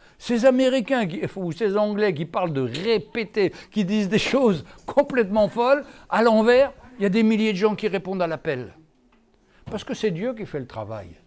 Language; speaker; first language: French; native; French